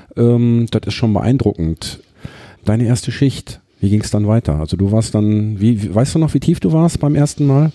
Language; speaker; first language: German; native; German